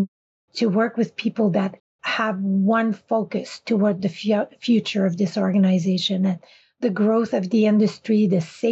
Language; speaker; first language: English; non-native, fluent; French